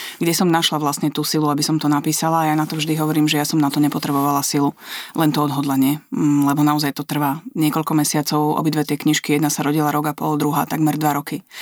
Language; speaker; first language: Slovak; native; Slovak